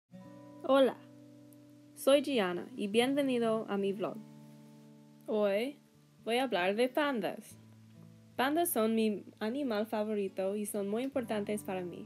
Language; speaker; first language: Spanish; non-native, learner; English